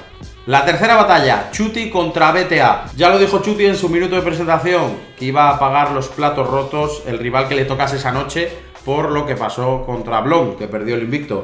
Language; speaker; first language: Spanish; native; Spanish